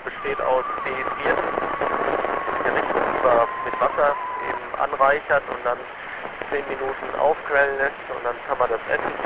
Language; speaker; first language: German; native; German